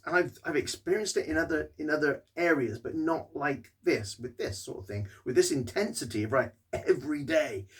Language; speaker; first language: English; native; English